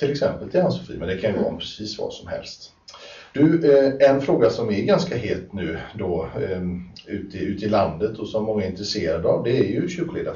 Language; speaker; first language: Swedish; native; Swedish